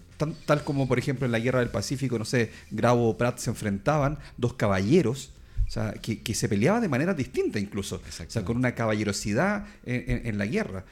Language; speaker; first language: Spanish; native; Spanish